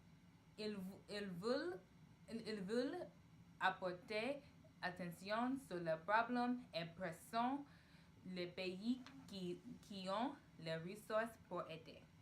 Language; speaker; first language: French; non-native, learner; English